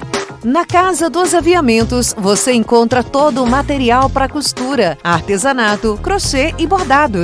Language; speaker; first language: Portuguese; native; Portuguese